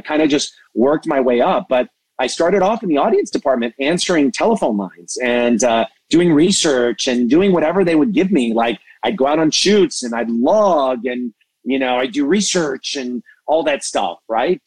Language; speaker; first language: English; native; English